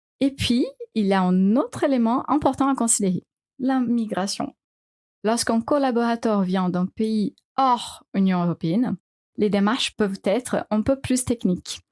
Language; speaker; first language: French; non-native, fluent; Portuguese